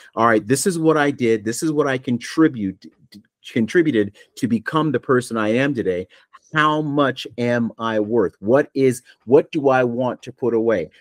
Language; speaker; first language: English; native; English